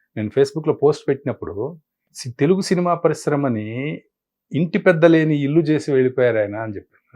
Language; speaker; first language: Telugu; native; Telugu